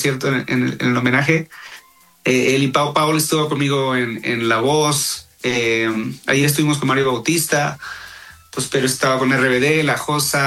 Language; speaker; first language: Spanish; native; Spanish